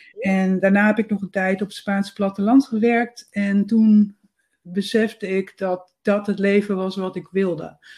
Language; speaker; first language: Dutch; native; Dutch